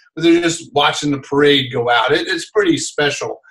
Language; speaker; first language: English; native; English